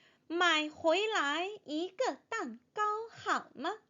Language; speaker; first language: Chinese; non-native, fluent; Korean